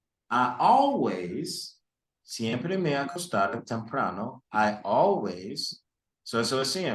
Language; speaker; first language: Spanish; early bilingual, heritage; Spanish